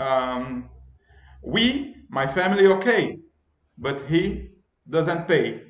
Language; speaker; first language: English; non-native, learner; Portuguese